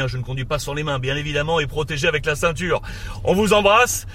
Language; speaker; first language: French; native; French